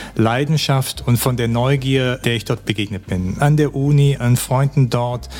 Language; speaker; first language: German; native; German